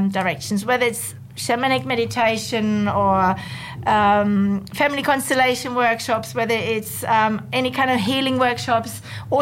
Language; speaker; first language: English; non-native, fluent; German